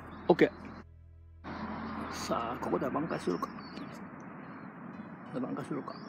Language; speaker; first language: Japanese; native; Japanese